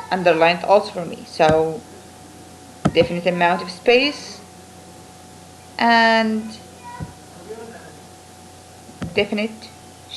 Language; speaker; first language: English; non-native, fluent; Arabic